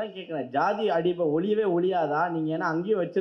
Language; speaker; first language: Tamil; native; Tamil